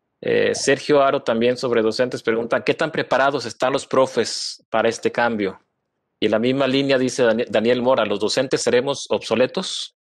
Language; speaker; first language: Spanish; native; Spanish